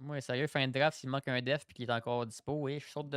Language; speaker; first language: French; native; French